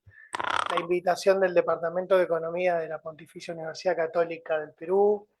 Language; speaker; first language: Spanish; native; Spanish